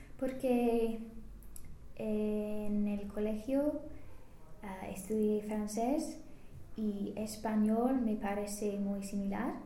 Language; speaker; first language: Spanish; non-native, learner; English